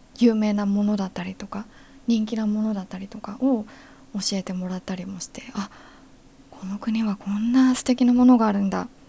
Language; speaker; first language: Japanese; native; Japanese